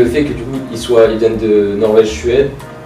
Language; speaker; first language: French; native; French